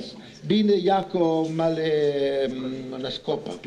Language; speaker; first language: Czech; non-native, learner; Italian